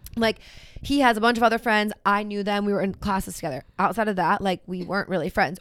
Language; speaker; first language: English; native; English